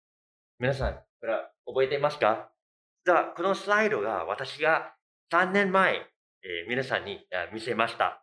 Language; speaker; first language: Japanese; non-native, fluent; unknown